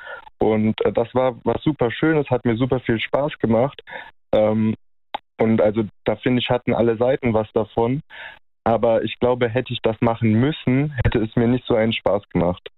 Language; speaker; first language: German; native; German